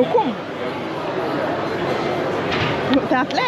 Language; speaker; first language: Turkish; non-native, learner; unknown